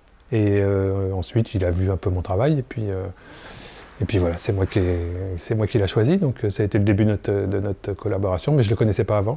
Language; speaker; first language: French; native; French